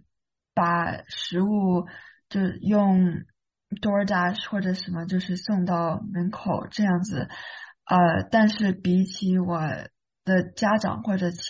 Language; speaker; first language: Chinese; early bilingual, heritage; Chinese